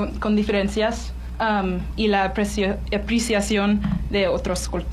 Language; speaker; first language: Spanish; non-native, learner; English